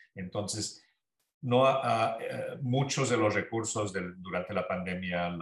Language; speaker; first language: Spanish; early bilingual, heritage; Spanish